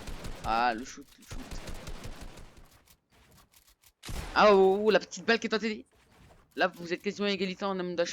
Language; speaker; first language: French; native; French